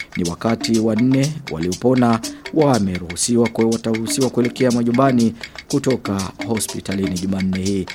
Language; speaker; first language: Swahili; non-native, local second language; Rundi